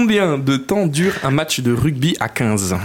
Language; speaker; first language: French; native; French